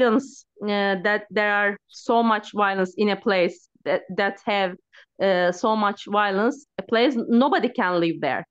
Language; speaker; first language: English; non-native, learner; Turkish